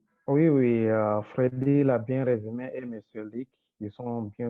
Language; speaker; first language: French; non-native, local second language; Rundi